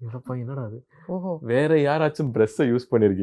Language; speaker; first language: Tamil; native; Tamil